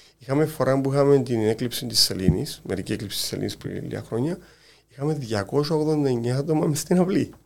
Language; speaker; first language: Greek; native; Greek